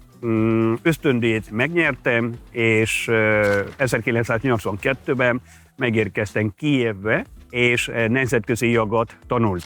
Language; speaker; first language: Hungarian; non-native, fluent; Spanish